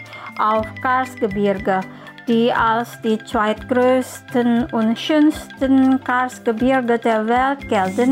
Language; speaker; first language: German; non-native, fluent; Indonesian